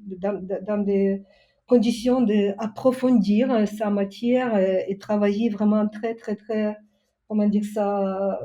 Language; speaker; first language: French; non-native, fluent; Ukrainian